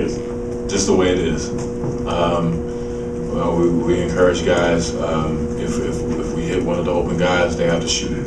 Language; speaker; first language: English; native; English